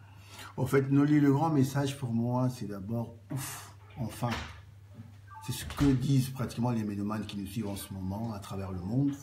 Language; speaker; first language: French; non-native, local second language; Lingala